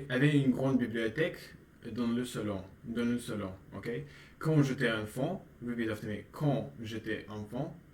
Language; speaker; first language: French; non-native, learner; Russian